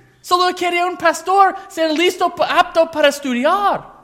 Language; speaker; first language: Spanish; non-native, learner; English